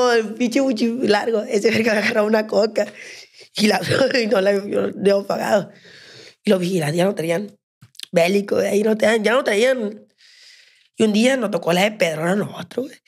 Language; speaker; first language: Spanish; native; Spanish